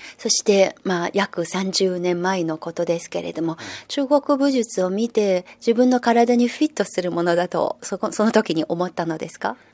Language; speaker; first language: Japanese; non-native, fluent; Chinese